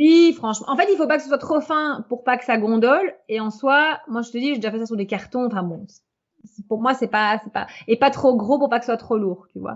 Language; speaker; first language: French; native; French